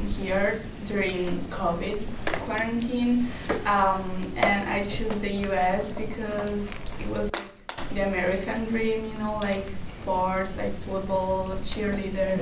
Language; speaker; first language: English; non-native, fluent; Italian